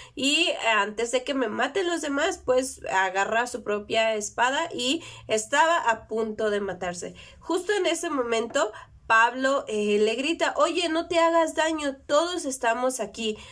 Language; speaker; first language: Spanish; native; Spanish